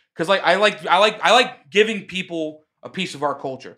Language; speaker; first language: English; native; English